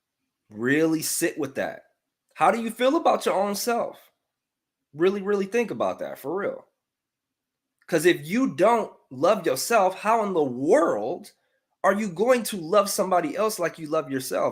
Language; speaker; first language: English; native; English